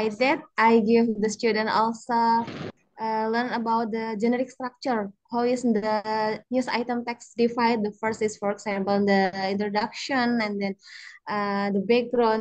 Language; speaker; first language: English; non-native, learner; Indonesian